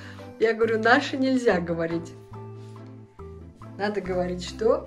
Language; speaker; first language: Russian; native; Russian